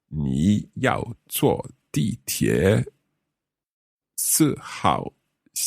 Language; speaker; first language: Chinese; non-native, learner; English